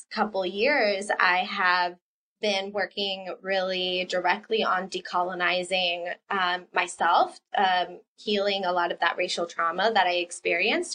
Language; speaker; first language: English; early bilingual, other home language; Spanish